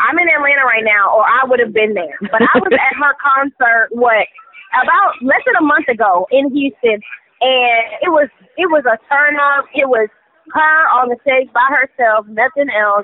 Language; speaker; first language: English; native; English